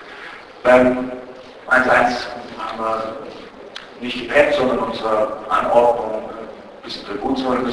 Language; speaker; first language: German; native; German